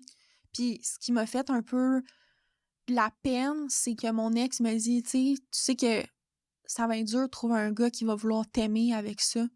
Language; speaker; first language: French; native; French